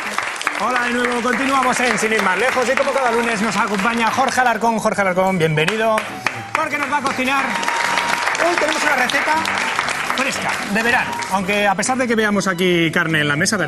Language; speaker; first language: Spanish; native; Spanish